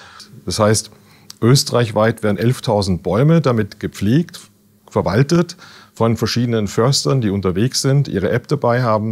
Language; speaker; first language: German; native; German